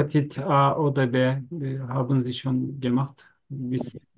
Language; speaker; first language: German; non-native, learner; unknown